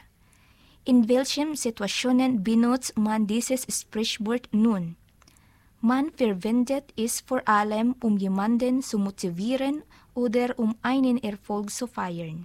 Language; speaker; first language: German; non-native, learner; Filipino